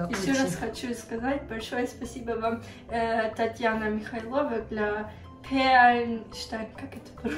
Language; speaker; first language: Russian; early bilingual, heritage; Russian